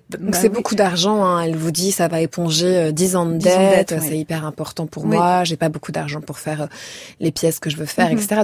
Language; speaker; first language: French; native; French